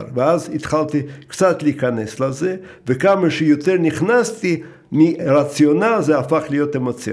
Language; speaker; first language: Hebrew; non-native, fluent; Russian